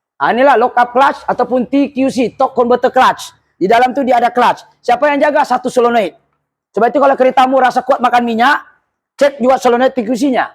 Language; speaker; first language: Malay; non-native, local second language; Buginese